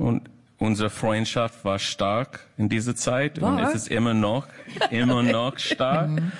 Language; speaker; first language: German; non-native, learner; English